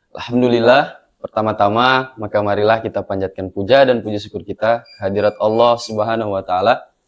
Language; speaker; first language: Indonesian; native; Indonesian